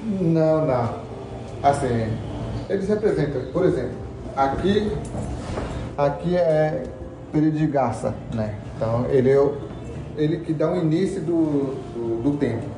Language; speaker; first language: Portuguese; non-native, local second language; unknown